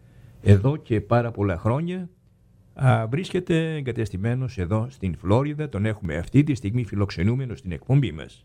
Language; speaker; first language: Greek; native; Greek